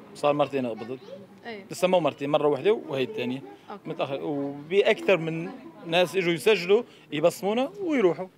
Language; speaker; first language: Arabic; native; Arabic